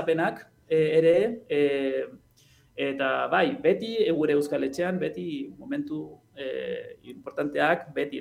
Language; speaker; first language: Basque; non-native, learner; Spanish